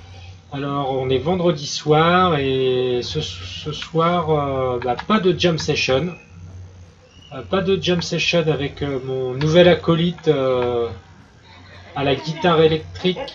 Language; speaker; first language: French; native; French